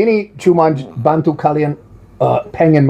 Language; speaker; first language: Indonesian; non-native, learner; English